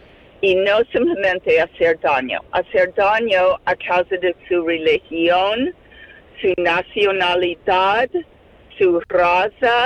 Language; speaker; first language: Spanish; non-native, fluent; English